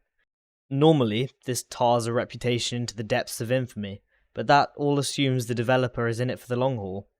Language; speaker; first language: English; native; English